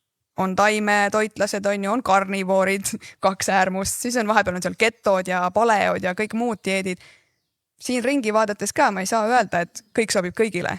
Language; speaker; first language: Estonian; native; Estonian